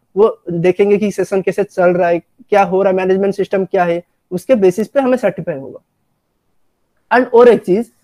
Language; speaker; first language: Hindi; non-native, local second language; Odia